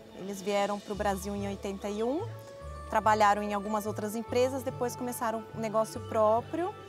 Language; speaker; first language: Portuguese; early bilingual, other home language; Dutch